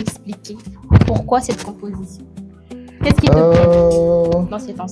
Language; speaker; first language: French; native; French